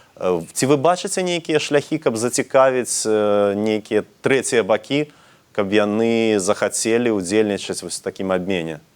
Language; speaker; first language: Belarusian; native; Belarusian